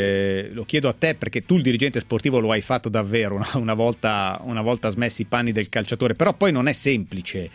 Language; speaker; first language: Italian; native; Italian